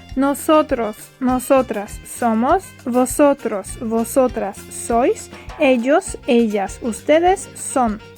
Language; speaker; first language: Spanish; non-native, fluent; Polish